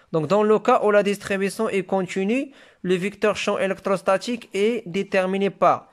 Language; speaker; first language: French; non-native, local second language; Arabic